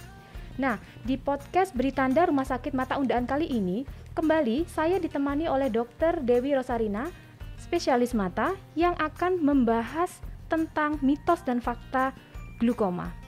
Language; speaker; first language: Indonesian; native; Indonesian